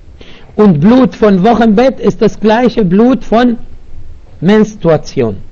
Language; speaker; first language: German; non-native, learner; Arabic